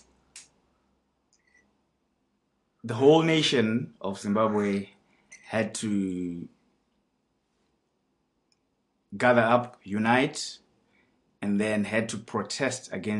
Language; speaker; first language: English; non-native, local second language; Shona